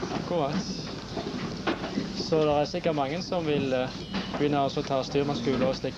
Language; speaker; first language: Norwegian; native; Norwegian